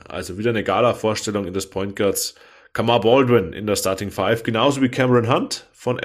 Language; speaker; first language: German; native; German